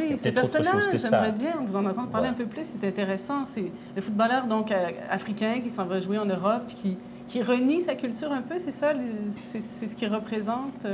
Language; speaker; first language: French; native; French